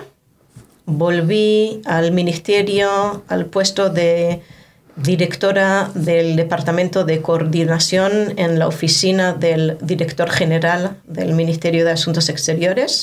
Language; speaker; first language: Spanish; non-native, fluent; Hebrew